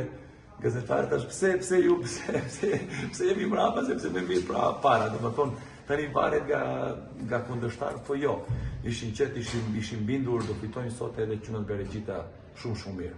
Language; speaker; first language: Albanian; non-native, fluent; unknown